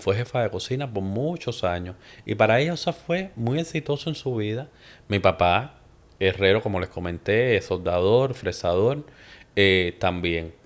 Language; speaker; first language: Spanish; native; Spanish